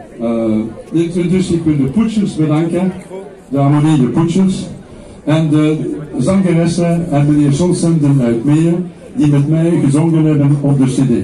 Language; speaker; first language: Dutch; non-native, local second language; French